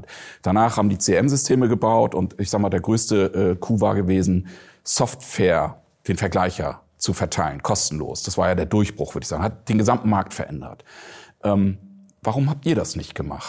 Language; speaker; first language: German; native; German